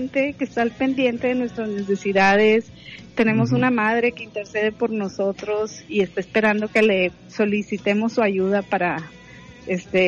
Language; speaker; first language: Spanish; native; Spanish